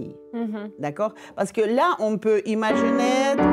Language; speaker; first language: French; non-native, fluent; Russian